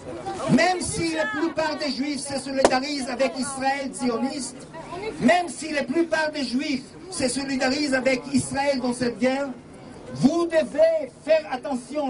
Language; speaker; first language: French; non-native, fluent; Hebrew